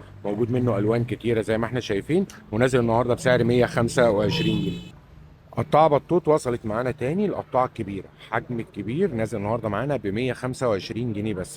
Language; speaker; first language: Arabic; native; Arabic